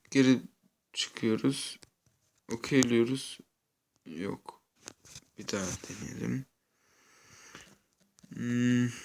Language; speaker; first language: Turkish; early bilingual, heritage; Turkish